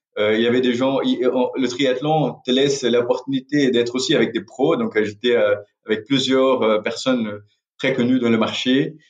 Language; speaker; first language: French; non-native, fluent; Portuguese